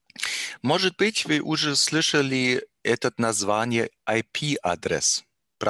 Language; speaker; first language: Russian; non-native, learner; German